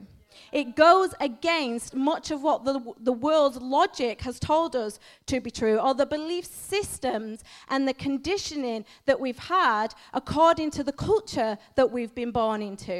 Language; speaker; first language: English; native; English